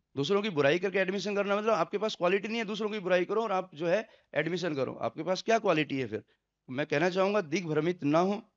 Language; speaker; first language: Hindi; native; Hindi